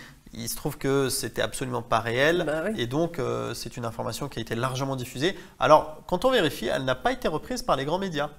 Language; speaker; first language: French; native; French